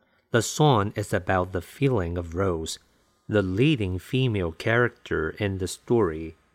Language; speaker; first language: English; non-native, fluent; Chinese